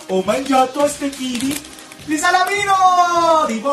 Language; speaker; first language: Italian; non-native, learner; Spanish